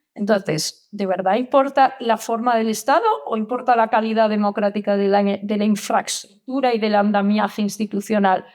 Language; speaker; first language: Spanish; non-native, fluent; Italian